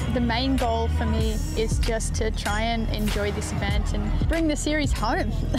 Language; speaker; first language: English; native; English